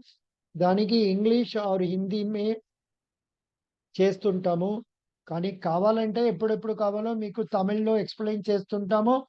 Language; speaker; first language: Telugu; non-native, local second language; Tamil